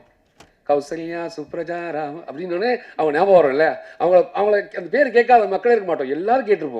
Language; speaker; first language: Tamil; native; Tamil